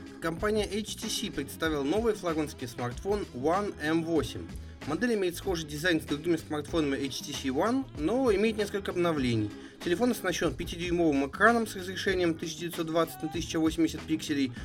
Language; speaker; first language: Russian; native; Russian